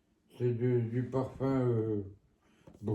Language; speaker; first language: French; native; French